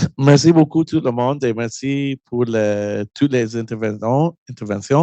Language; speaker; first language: French; non-native, learner; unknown